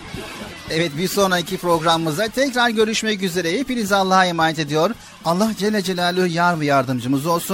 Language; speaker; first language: Turkish; native; Turkish